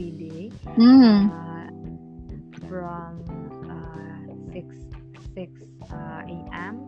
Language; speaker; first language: English; non-native, learner; Indonesian